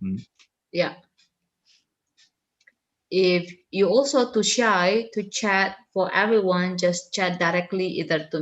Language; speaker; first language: English; non-native, fluent; Indonesian